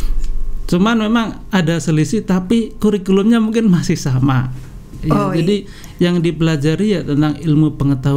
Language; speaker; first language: Indonesian; native; Indonesian